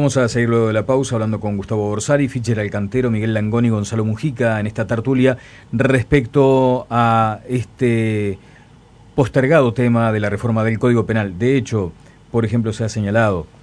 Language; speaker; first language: Spanish; native; Spanish